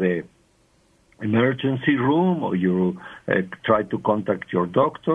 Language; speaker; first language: English; non-native, fluent; Spanish